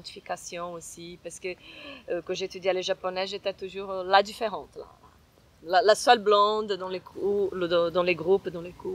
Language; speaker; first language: French; non-native, fluent; Portuguese